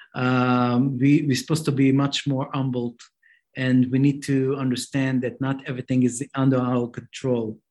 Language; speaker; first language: English; non-native, fluent; Hebrew